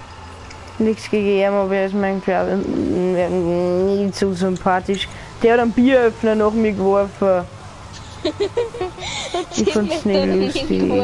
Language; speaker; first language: German; native; German